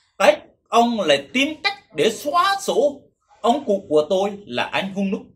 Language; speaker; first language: Vietnamese; non-native, local second language; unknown